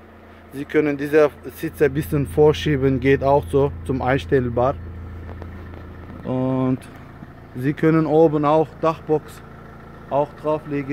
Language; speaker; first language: German; non-native, learner; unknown